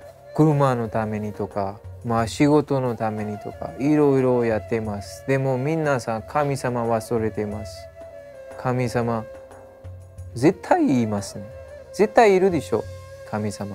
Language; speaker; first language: Japanese; non-native, learner; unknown